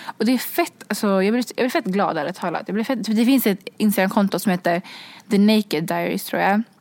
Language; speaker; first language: Swedish; early bilingual, other home language; Kurdish